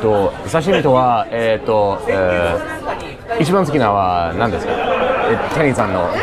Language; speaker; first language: Japanese; non-native, learner; English